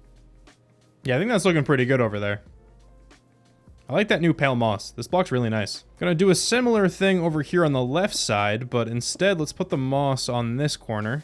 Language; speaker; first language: English; native; English